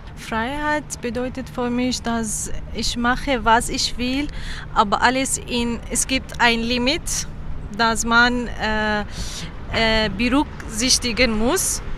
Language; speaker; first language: German; non-native, learner; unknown